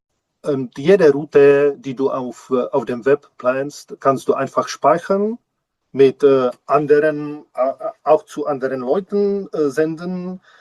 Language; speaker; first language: German; non-native, learner; Czech